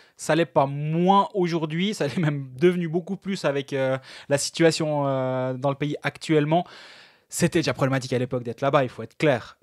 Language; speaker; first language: French; native; French